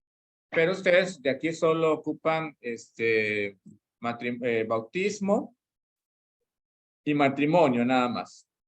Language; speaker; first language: Spanish; native; Spanish